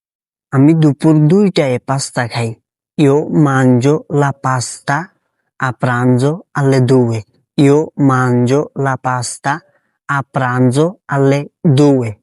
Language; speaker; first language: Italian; non-native, fluent; Bangla